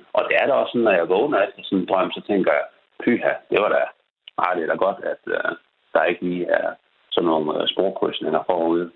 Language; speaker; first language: Danish; native; Danish